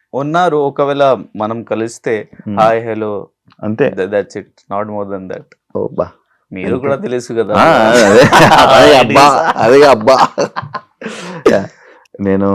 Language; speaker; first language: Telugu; non-native, learner; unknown